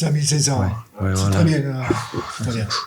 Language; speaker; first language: French; native; French